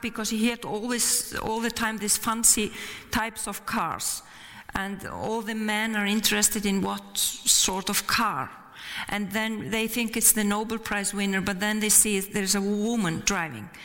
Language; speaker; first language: English; non-native, fluent; Icelandic